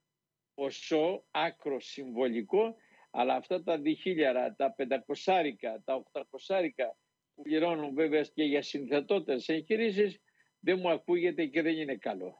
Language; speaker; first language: Greek; native; Greek